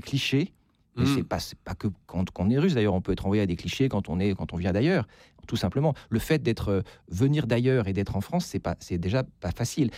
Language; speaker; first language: French; native; French